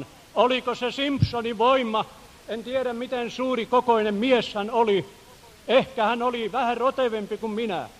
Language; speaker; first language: Finnish; native; Finnish